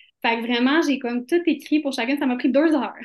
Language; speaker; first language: French; native; French